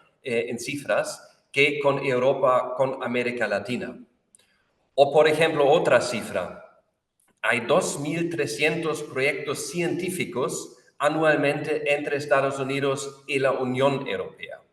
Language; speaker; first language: Spanish; non-native, fluent; German